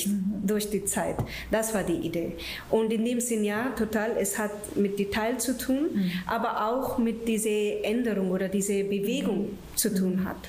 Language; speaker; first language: German; non-native, fluent; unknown